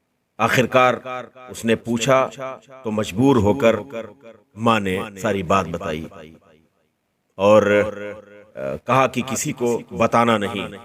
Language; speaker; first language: Urdu; native; Urdu